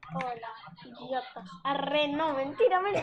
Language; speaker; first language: Spanish; native; Spanish